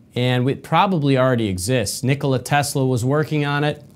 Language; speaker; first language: English; native; English